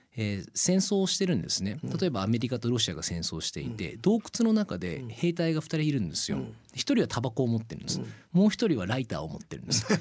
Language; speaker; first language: Japanese; native; Japanese